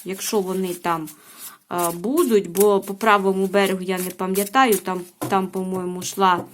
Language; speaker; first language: Ukrainian; native; Ukrainian